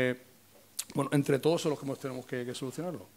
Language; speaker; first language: Spanish; native; Spanish